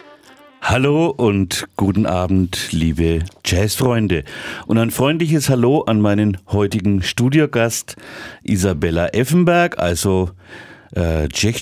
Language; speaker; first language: German; native; German